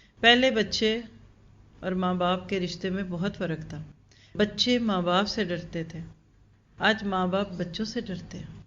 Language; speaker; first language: Urdu; native; Urdu